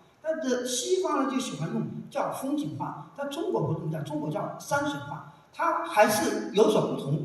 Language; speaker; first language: Chinese; native; Chinese